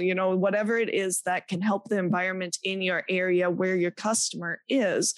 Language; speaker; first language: English; native; English